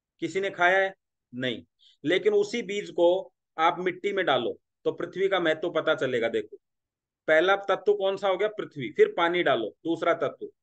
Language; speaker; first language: Hindi; non-native, local second language; Marathi